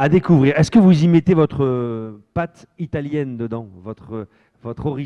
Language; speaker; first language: French; native; French